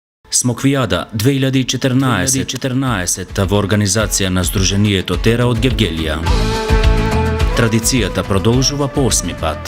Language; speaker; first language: Macedonian; native; Macedonian